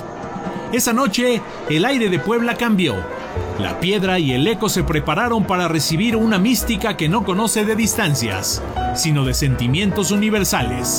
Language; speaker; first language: Spanish; native; Spanish